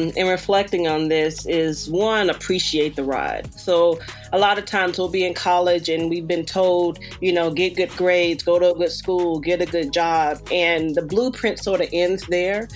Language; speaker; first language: English; native; English